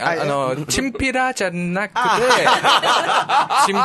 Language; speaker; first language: Japanese; non-native, learner; Chinese